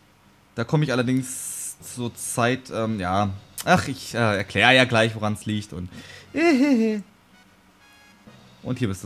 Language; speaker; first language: German; native; German